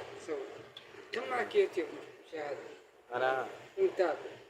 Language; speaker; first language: Arabic; non-native, learner; Malayalam